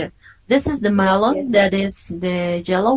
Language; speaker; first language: English; non-native, fluent; Spanish